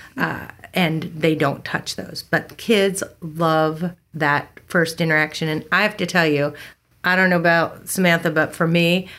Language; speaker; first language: English; native; English